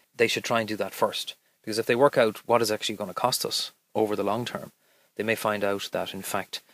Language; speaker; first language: English; native; English